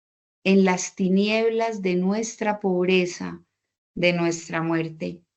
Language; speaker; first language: Spanish; native; Spanish